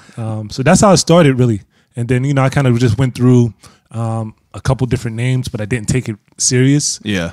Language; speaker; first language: English; native; English